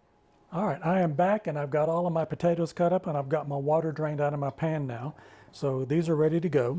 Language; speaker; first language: English; native; English